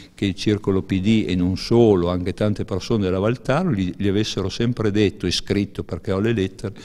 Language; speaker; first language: Italian; native; Italian